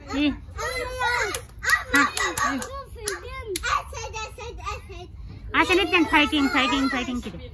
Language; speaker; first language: Arabic; non-native, learner; Bangla